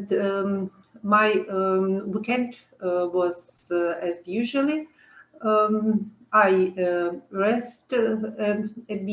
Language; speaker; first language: English; non-native, learner; Ukrainian